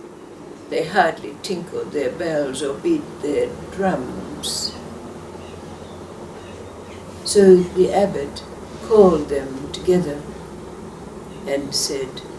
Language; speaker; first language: English; native; English